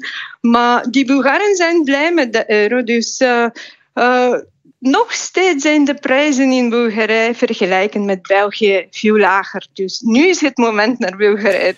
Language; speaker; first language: Dutch; non-native, fluent; Bulgarian